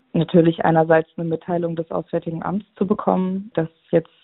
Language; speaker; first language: German; native; German